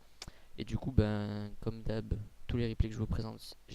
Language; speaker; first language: French; native; French